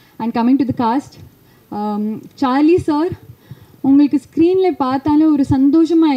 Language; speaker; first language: Tamil; non-native, fluent; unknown